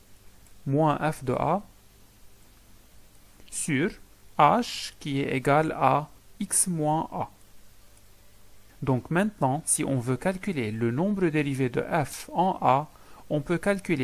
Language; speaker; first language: French; non-native, local second language; Arabic